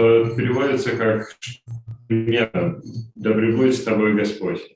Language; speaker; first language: Russian; native; Russian